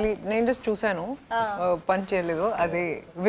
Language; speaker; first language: Telugu; non-native, local second language; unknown